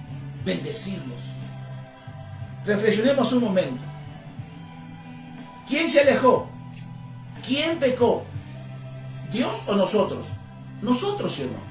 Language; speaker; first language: Spanish; native; Spanish